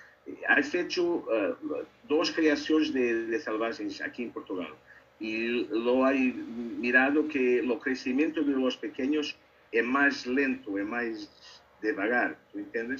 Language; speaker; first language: Spanish; non-native, learner; Portuguese